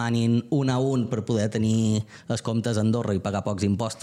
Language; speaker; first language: Catalan; native; Catalan